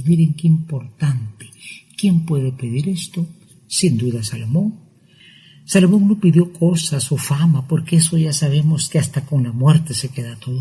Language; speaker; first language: Spanish; native; Spanish